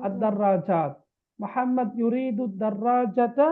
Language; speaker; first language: Arabic; non-native, fluent; Tamil